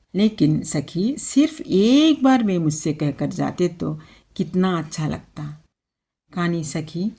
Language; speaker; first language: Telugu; non-native, local second language; Urdu